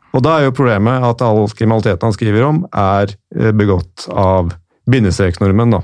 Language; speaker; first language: Norwegian; native; Norwegian